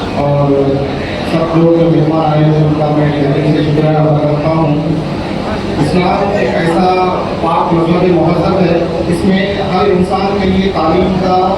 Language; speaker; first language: Urdu; native; Urdu